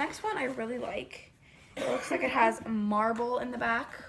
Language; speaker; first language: English; native; English